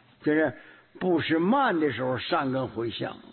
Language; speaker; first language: Chinese; native; Chinese